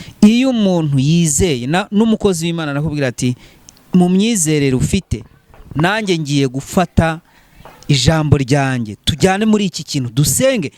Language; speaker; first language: Kinyarwanda; native; Kinyarwanda